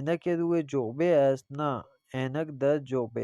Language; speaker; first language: Persian; non-native, fluent; Urdu